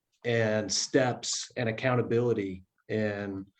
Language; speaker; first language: English; native; English